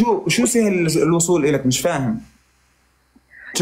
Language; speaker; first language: Arabic; native; Arabic